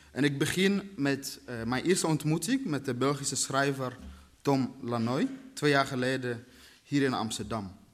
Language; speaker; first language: Dutch; early bilingual, other home language; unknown